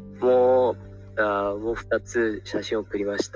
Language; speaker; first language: Japanese; non-native, learner; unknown